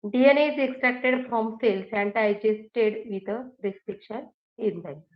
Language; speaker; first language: English; non-native, local second language; Marathi